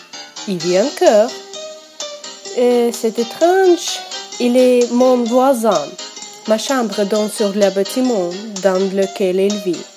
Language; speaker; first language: French; non-native, learner; Russian